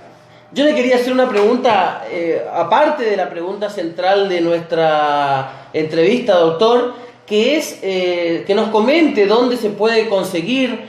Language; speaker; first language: Spanish; native; Spanish